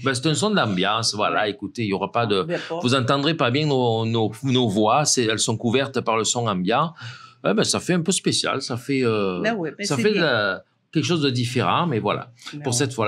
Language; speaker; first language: French; native; French